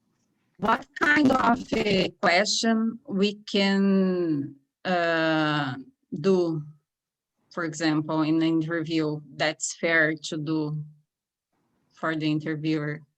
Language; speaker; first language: English; non-native, learner; Portuguese